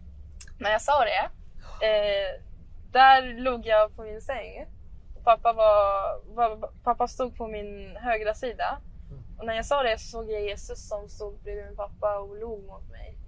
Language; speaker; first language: Swedish; early bilingual, other home language; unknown